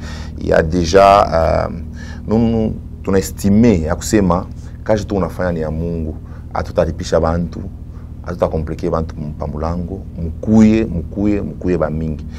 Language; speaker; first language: French; non-native, local second language; Swahili